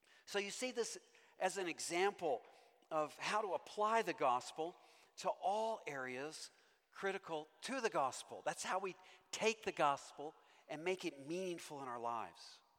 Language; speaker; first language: English; native; English